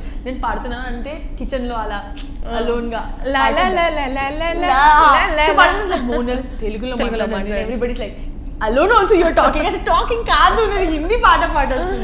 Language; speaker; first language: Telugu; non-native, learner; Gujarati